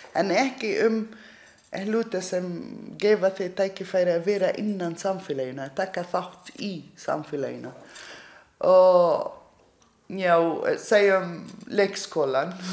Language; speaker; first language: Icelandic; non-native, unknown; Arabic